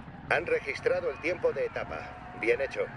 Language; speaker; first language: Spanish; native; Spanish